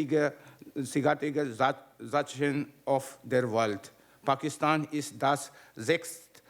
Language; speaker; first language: German; non-native, learner; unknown